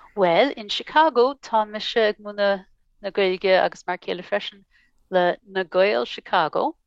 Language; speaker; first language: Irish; non-native, fluent; English